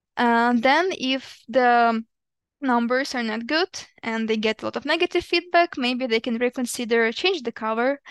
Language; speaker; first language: English; non-native, fluent; Ukrainian